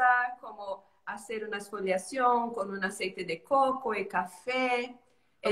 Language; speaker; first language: Spanish; non-native, learner; Portuguese